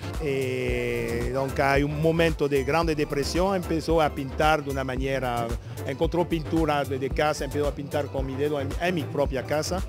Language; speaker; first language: Spanish; non-native, fluent; French